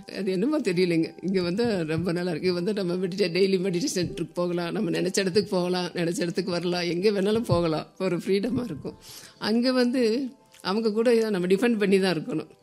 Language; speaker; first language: Tamil; native; Tamil